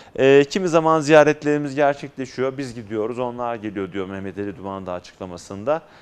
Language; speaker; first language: Turkish; native; Turkish